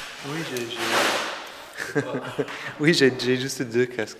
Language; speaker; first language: French; non-native, learner; English